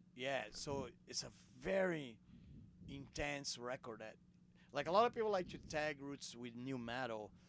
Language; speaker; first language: English; non-native, fluent; Portuguese